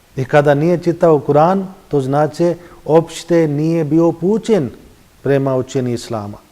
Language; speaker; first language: Bosnian; non-native, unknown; Urdu